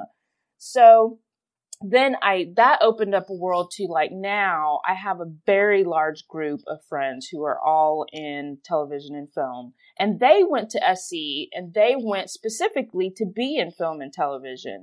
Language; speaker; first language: English; native; English